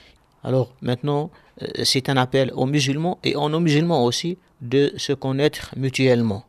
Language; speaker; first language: French; non-native, local second language; Arabic